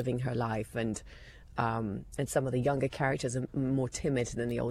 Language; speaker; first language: English; native; English